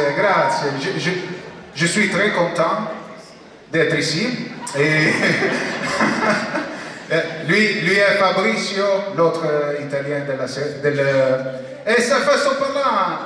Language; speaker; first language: French; non-native, learner; Italian